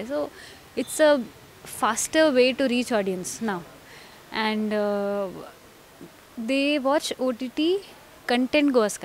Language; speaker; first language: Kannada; non-native, fluent; Hindi